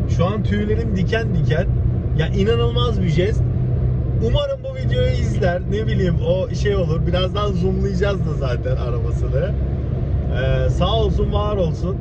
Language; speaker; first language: Turkish; early bilingual, heritage; Turkish